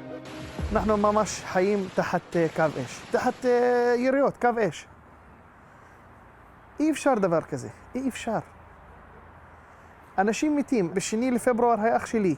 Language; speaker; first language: Hebrew; non-native, local second language; Arabic